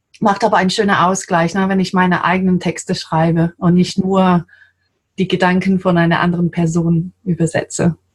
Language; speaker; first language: German; non-native, fluent; English